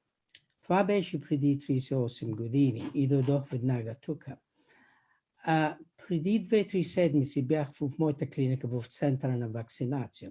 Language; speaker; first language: Bulgarian; non-native, fluent; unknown